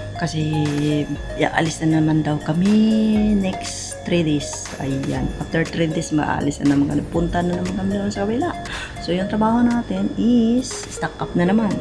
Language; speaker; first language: Filipino; non-native, local second language; Cebuano